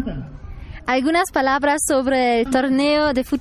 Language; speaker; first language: Spanish; non-native, learner; German